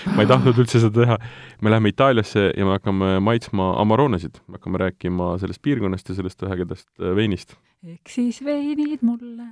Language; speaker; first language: Estonian; native; Estonian